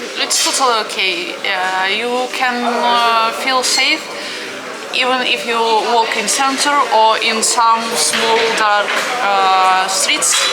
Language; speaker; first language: English; non-native, fluent; Russian